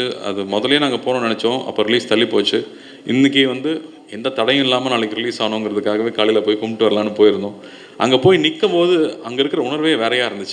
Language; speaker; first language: Tamil; native; Tamil